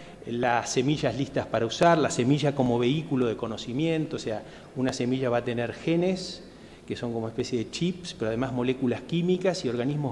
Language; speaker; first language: Spanish; native; Spanish